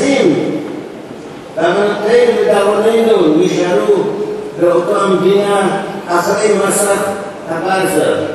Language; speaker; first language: Hebrew; non-native, fluent; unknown